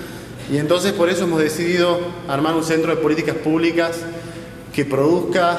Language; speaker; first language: Spanish; native; Spanish